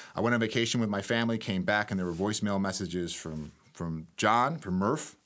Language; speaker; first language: English; native; English